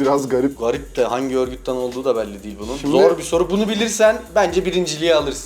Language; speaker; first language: Turkish; native; Turkish